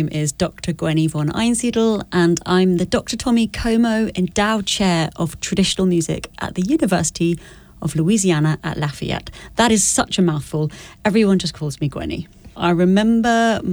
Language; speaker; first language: English; native; English